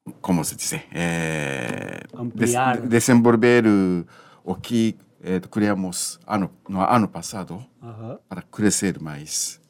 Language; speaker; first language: Portuguese; non-native, learner; Japanese